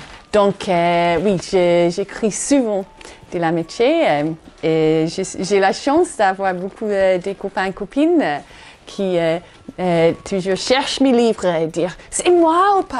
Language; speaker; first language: French; non-native, fluent; English